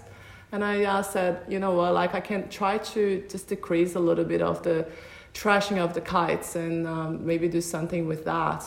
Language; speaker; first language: English; non-native, fluent; Portuguese